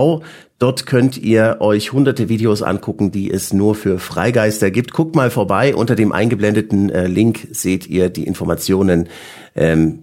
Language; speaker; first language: German; native; German